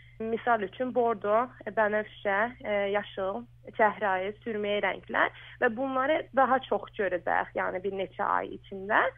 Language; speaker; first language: Azerbaijani; early bilingual, heritage; Azerbaijani